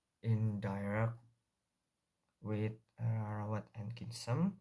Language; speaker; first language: English; non-native, learner; Indonesian